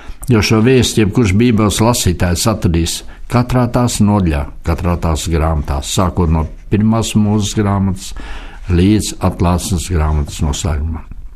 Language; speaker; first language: Latvian; native; Latvian